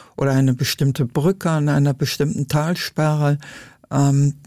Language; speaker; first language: German; native; German